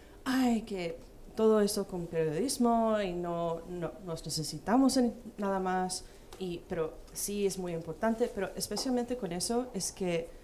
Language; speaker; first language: Spanish; non-native, fluent; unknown